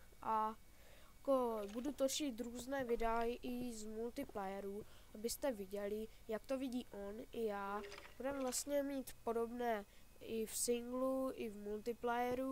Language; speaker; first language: Czech; native; Czech